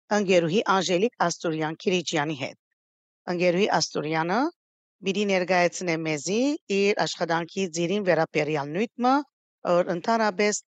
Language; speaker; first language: Armenian; early bilingual, heritage; Armenian